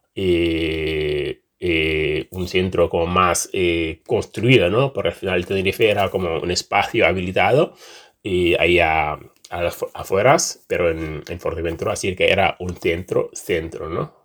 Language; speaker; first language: Spanish; non-native, fluent; Wolof